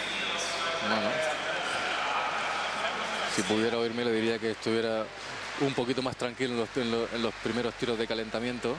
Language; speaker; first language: Spanish; native; Spanish